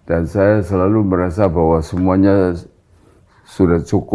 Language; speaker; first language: Indonesian; non-native, local second language; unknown